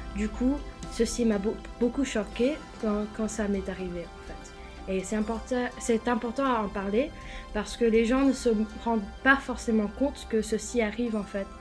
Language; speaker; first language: French; non-native, fluent; English